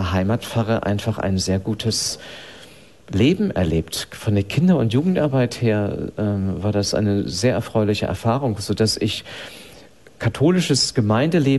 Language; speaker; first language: German; native; German